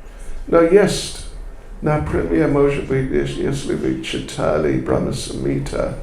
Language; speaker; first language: Russian; non-native, learner; English